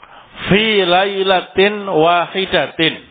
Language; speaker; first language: Arabic; non-native, fluent; Indonesian